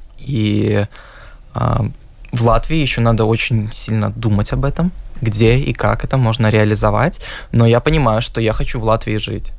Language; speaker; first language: Russian; native; Russian